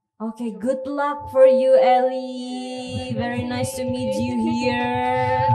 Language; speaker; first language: English; non-native, fluent; Indonesian